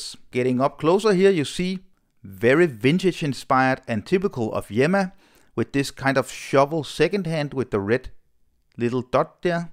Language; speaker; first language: English; non-native, fluent; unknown